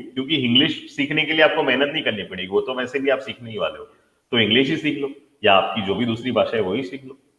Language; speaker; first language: Hindi; non-native, local second language; Gujarati